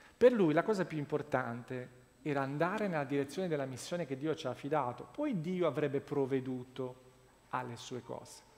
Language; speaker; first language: Italian; non-native, fluent; Russian